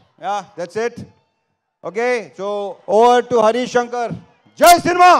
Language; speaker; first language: Telugu; native; Telugu